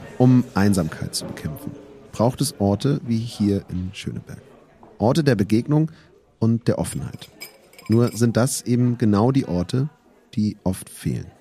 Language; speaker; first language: German; native; German